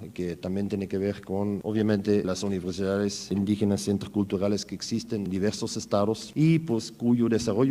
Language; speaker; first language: Spanish; native; Spanish